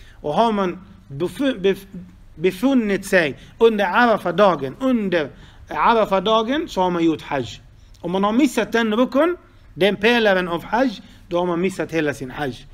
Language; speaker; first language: Swedish; non-native, fluent; Arabic